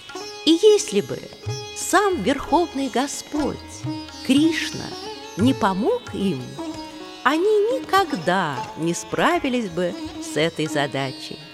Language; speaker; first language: Russian; native; Russian